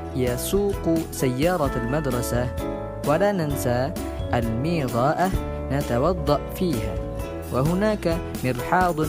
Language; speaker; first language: Arabic; non-native, learner; Indonesian